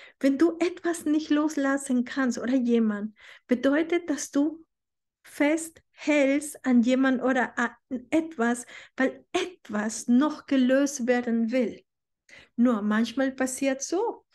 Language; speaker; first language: German; non-native, fluent; Spanish